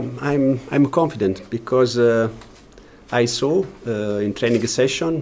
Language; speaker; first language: English; non-native, learner; Italian